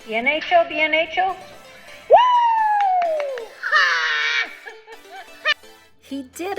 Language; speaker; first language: Spanish; non-native, learner; English